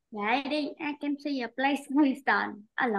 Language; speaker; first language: English; non-native, learner; Vietnamese